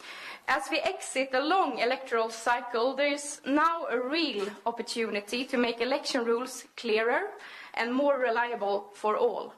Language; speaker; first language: English; non-native, fluent; Swedish